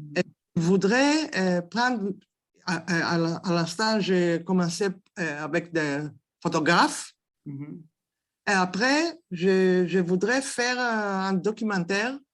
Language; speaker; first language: French; non-native, learner; Greek